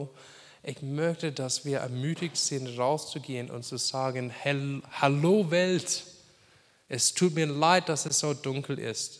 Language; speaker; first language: German; non-native, fluent; English